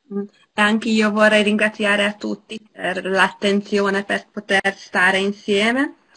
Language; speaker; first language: Italian; non-native, fluent; Hungarian